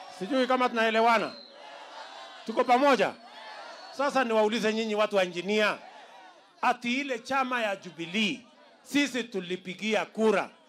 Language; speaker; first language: Swahili; non-native, local second language; Kalenjin